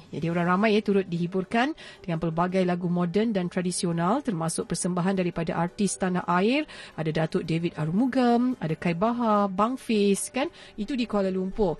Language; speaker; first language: Malay; native; Malay